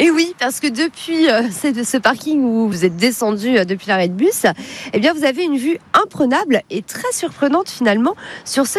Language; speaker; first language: French; native; French